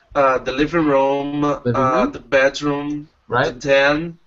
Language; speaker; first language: English; non-native, learner; Portuguese